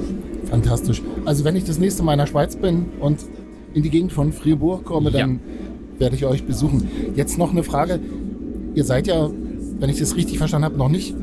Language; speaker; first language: German; native; German